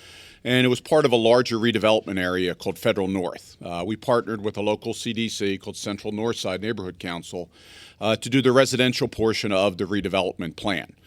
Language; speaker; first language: English; native; English